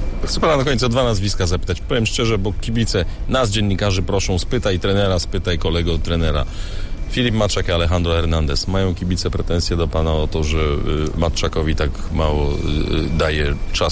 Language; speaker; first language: Polish; native; Polish